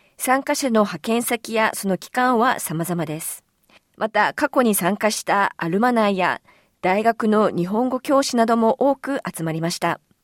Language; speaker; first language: Japanese; native; Japanese